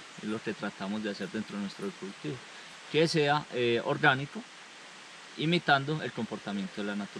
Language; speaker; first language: Spanish; native; Spanish